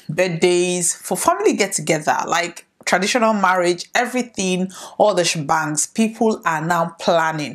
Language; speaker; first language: English; non-native, local second language; Igbo